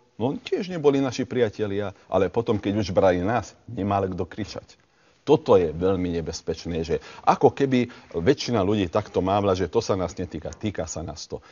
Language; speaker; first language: Slovak; non-native, local second language; Hungarian